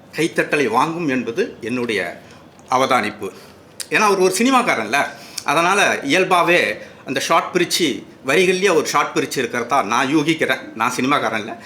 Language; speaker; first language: Tamil; native; Tamil